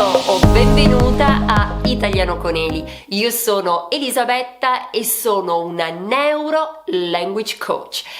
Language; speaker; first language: Italian; native; Italian